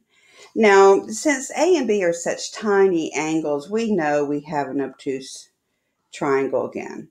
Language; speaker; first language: English; native; English